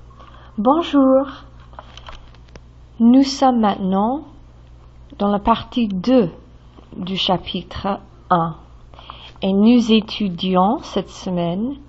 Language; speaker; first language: French; non-native, fluent; English